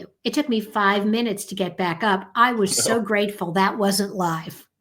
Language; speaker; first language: English; native; English